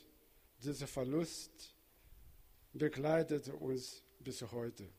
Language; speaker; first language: German; non-native, fluent; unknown